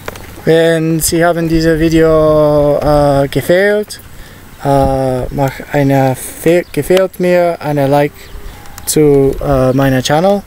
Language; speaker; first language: German; non-native, learner; Italian